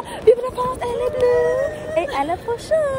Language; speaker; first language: French; non-native, learner; English